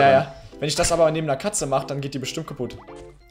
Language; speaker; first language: German; native; German